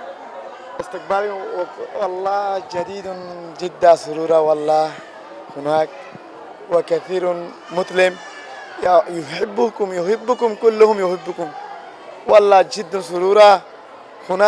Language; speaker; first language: Arabic; non-native, learner; Rohingya